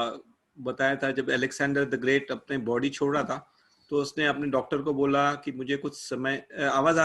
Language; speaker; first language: Hindi; native; Hindi